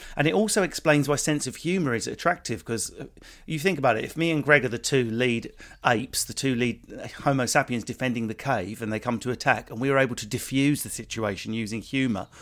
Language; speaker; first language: English; native; English